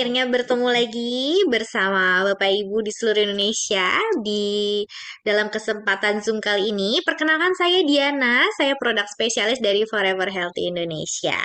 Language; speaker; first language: Indonesian; native; Indonesian